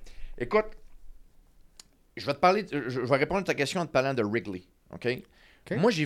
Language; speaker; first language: French; native; French